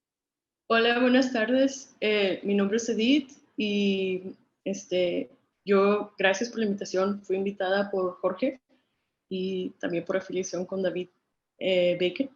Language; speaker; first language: Spanish; early bilingual, other home language; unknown